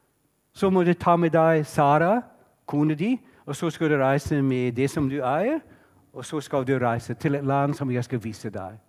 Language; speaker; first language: Norwegian; non-native, fluent; English